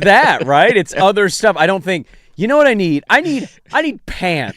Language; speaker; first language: English; native; English